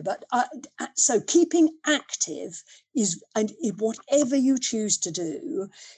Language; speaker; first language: English; native; English